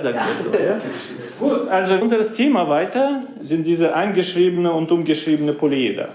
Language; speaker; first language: German; non-native, fluent; Russian